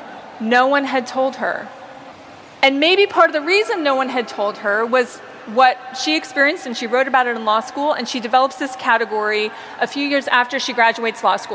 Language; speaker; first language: English; native; English